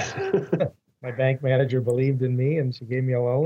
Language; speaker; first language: English; native; English